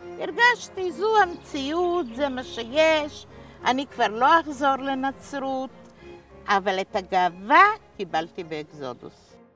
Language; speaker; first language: Hebrew; non-native, fluent; Polish